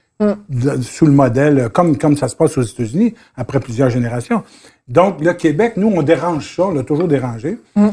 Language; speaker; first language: French; native; French